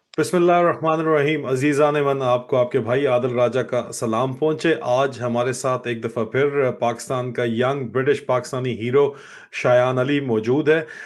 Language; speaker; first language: Urdu; native; Urdu